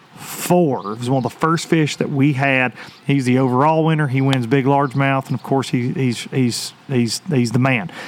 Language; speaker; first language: English; native; English